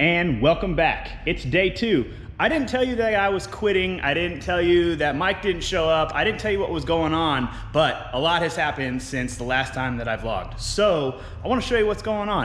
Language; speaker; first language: English; native; English